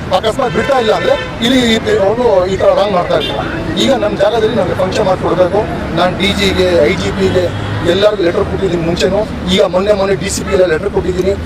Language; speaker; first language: Kannada; non-native, local second language; Urdu